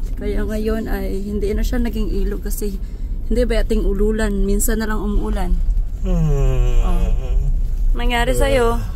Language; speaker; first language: Filipino; non-native, local second language; Cebuano